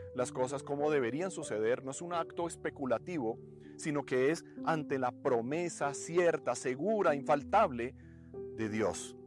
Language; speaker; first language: Spanish; native; Spanish